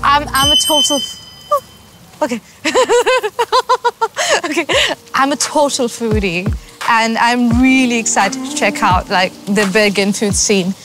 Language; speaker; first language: English; native; English